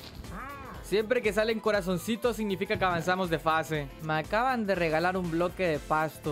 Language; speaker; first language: Spanish; native; Spanish